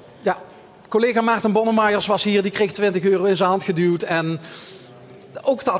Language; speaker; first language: Dutch; native; Dutch